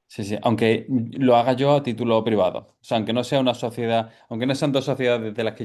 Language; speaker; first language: Spanish; native; Spanish